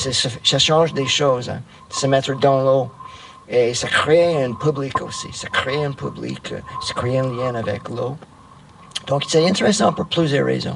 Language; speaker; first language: French; non-native, fluent; English